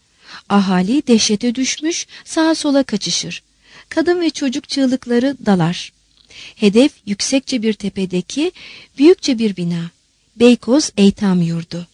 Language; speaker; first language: Turkish; native; Turkish